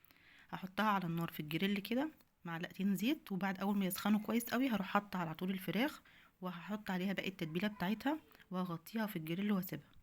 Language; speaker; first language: Arabic; native; Arabic